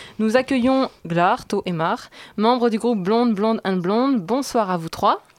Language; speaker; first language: French; native; French